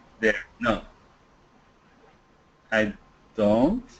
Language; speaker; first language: English; non-native, learner; Portuguese